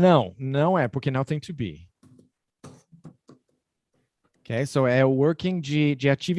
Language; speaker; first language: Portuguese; non-native, fluent; English